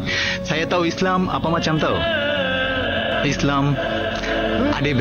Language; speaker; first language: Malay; non-native, learner; Bangla